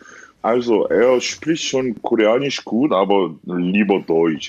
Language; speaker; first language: German; non-native, fluent; Korean